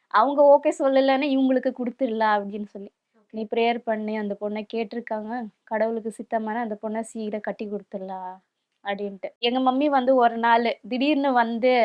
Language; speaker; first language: Tamil; non-native, local second language; Kannada